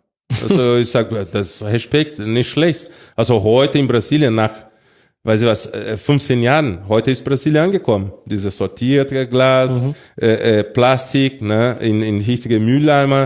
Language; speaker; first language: German; non-native, fluent; Portuguese